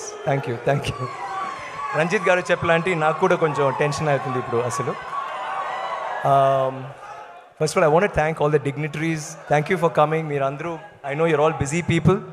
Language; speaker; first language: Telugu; non-native, learner; Tamil